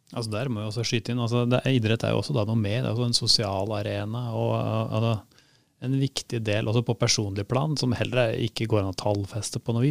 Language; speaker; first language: Norwegian; native; Norwegian